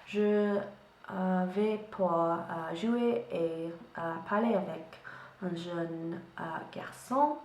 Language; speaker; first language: French; non-native, learner; English